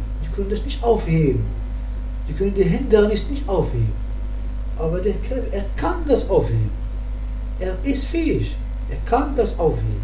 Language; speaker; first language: German; non-native, learner; Arabic